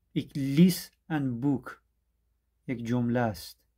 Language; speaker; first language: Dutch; non-native, fluent; Persian